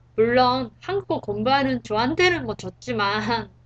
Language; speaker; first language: Korean; non-native, fluent; Japanese